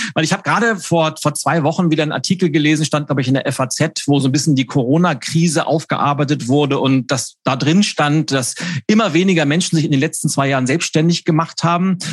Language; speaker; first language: German; native; German